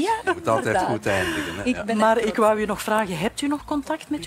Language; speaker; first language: Dutch; native; Dutch